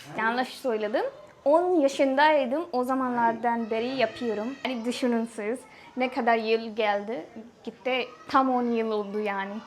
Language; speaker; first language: Turkish; non-native, fluent; Hindi